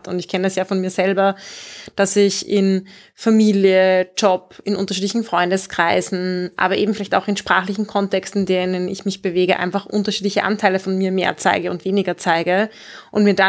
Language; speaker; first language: German; native; German